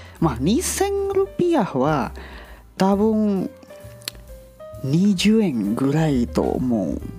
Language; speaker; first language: Japanese; non-native, learner; Indonesian